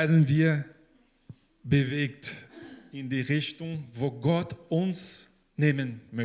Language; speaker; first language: German; non-native, fluent; Portuguese